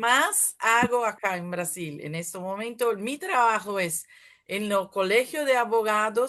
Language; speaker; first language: Spanish; non-native, fluent; Portuguese